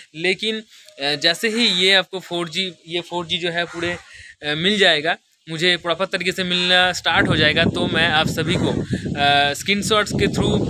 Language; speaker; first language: Hindi; non-native, local second language; Bangla